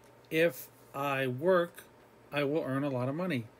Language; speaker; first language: English; native; English